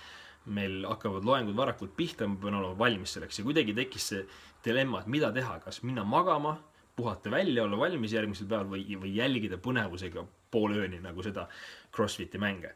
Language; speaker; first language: Estonian; native; Estonian